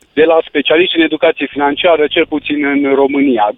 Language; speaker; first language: Romanian; native; Romanian